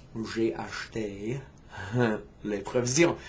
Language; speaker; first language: French; non-native, fluent; English